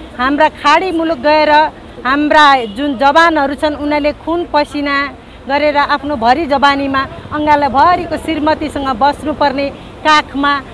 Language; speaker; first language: Nepali; native; Nepali